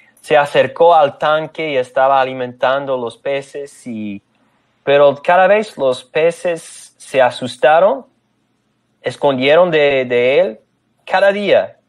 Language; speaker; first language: Spanish; non-native, fluent; English